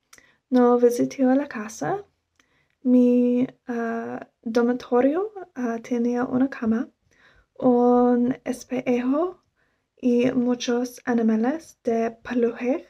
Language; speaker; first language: Spanish; non-native, learner; English